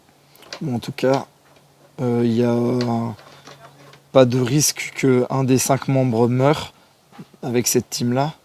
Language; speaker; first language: French; native; French